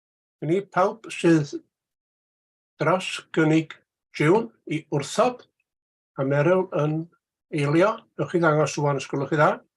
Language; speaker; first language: Welsh; native; Welsh